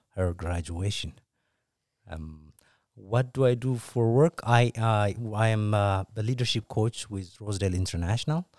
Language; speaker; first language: English; non-native, fluent; Tigrinya